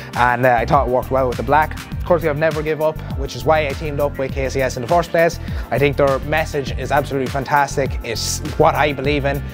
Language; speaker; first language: English; native; English